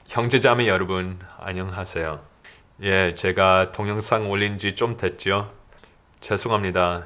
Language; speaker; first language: Korean; early bilingual, heritage; Korean